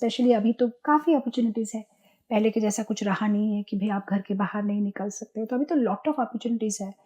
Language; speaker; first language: Hindi; non-native, local second language; Gujarati